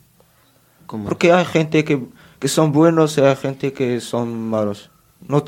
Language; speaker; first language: Spanish; non-native, learner; Arabic